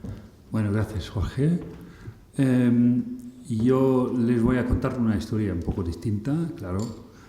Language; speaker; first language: Spanish; non-native, fluent; German